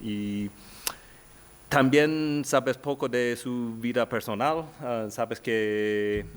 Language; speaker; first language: Spanish; non-native, learner; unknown